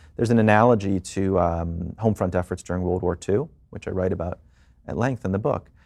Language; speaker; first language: English; native; English